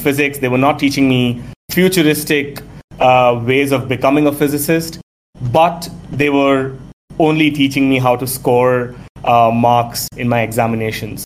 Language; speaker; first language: English; non-native, local second language; Tamil